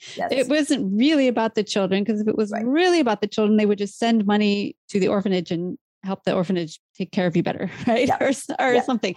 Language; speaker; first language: English; native; English